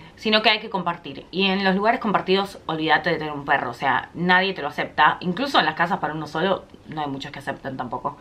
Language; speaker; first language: Spanish; native; Spanish